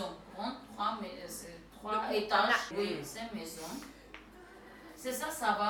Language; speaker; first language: French; non-native, learner; Armenian